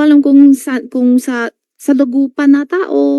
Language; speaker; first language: Filipino; non-native, learner; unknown